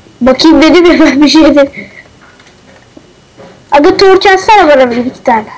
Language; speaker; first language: Turkish; native; Turkish